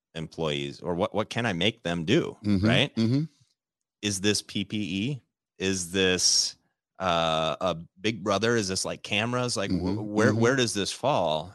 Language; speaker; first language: English; native; English